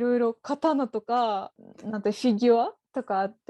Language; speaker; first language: Japanese; non-native, fluent; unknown